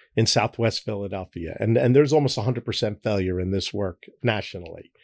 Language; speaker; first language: English; native; English